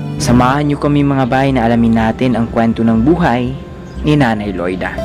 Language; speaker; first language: Filipino; non-native, local second language; Cebuano